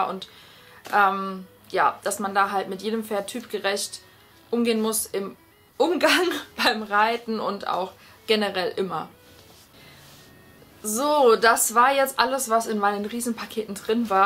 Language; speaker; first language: German; native; German